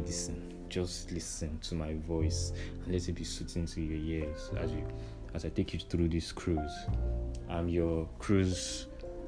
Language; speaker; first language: English; non-native, local second language; Yoruba